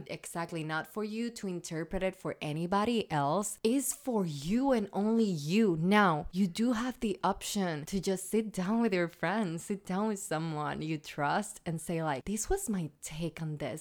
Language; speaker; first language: English; non-native, fluent; Spanish